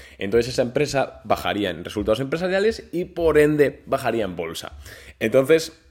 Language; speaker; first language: Spanish; native; Spanish